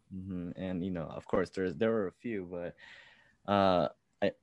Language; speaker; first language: English; native; English